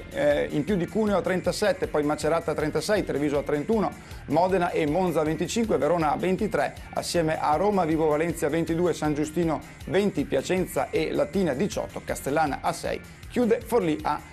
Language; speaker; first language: Italian; native; Italian